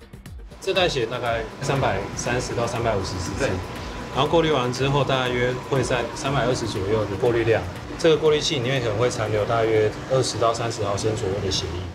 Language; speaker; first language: Chinese; native; Chinese